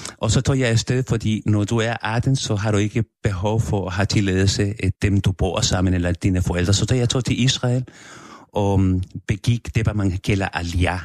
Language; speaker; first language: Danish; non-native, fluent; Spanish